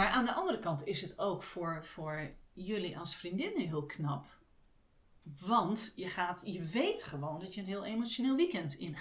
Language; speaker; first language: Dutch; native; Dutch